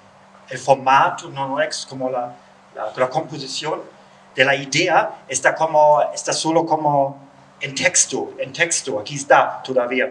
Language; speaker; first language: Spanish; non-native, learner; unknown